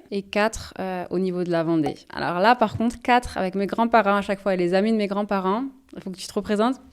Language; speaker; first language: French; native; French